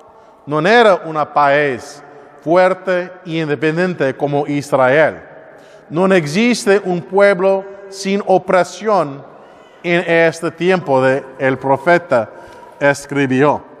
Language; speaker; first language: Spanish; non-native, learner; English